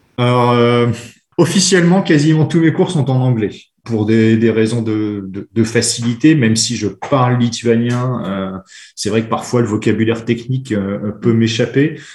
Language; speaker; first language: French; native; French